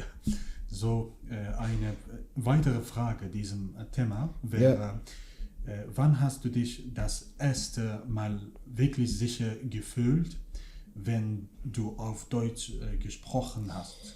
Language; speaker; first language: German; non-native, fluent; Kurdish